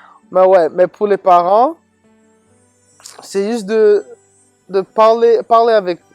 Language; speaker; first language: French; non-native, local second language; English